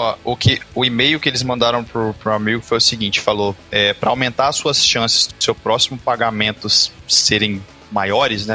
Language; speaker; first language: Portuguese; native; Portuguese